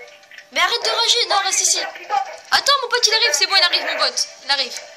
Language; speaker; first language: French; native; French